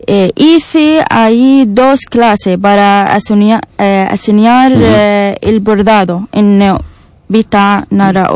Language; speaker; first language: Spanish; non-native, learner; Arabic